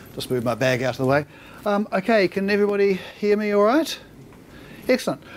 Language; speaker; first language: English; native; English